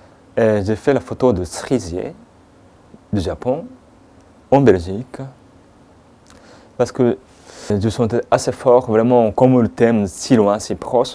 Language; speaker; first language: French; non-native, fluent; Japanese